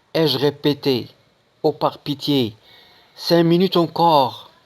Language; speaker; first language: French; non-native, local second language; Arabic